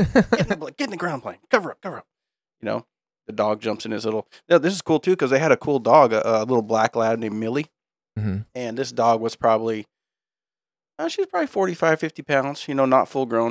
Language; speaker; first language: English; native; English